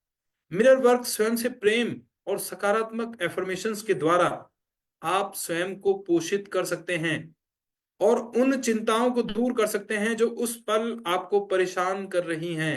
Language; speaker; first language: Hindi; native; Hindi